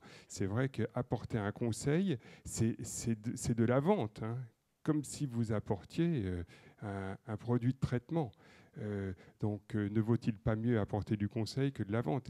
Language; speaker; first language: French; native; French